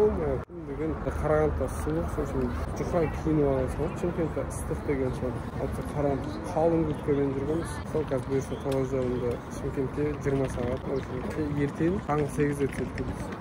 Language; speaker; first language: Kazakh; native; Kazakh